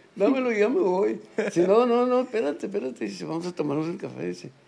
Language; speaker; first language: Spanish; native; Spanish